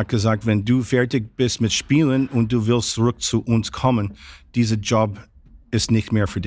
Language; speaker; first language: German; non-native, fluent; English